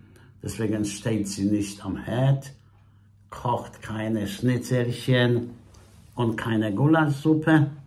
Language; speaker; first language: German; non-native, fluent; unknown